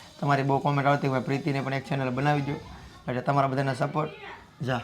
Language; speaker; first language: Gujarati; native; Gujarati